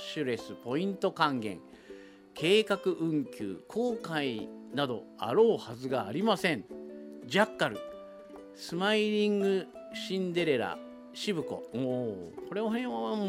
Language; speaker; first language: Japanese; native; Japanese